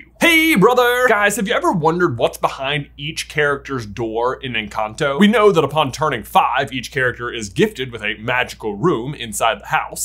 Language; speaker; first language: English; native; English